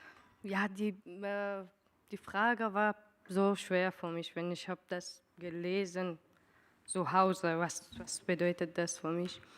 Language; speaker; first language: German; non-native, learner; Persian